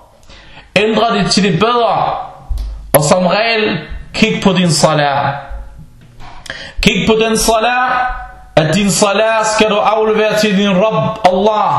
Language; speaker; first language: Danish; non-native, fluent; Arabic